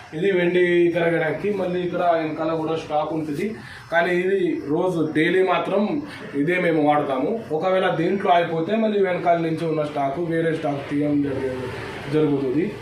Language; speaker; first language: Telugu; non-native, fluent; Marathi